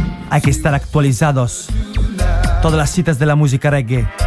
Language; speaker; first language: Spanish; native; Spanish